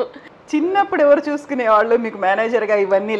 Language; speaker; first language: Telugu; native; Telugu